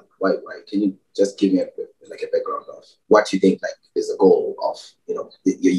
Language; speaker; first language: English; non-native, local second language; North Ndebele